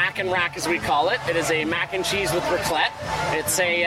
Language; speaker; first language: English; native; English